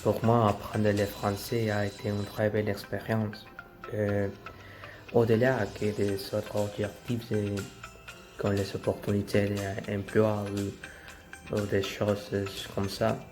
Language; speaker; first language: French; non-native, learner; Spanish